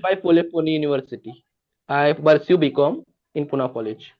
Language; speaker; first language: English; non-native, learner; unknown